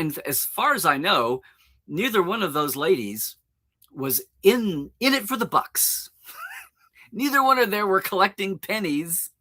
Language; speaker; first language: English; native; English